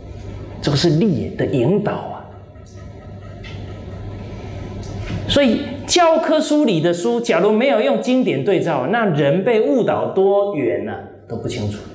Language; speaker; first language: Chinese; native; Chinese